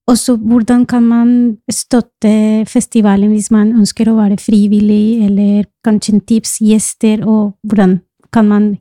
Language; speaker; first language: Norwegian; non-native, fluent; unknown